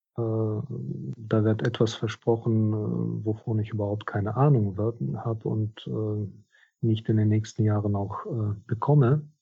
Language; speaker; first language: German; non-native, fluent; Russian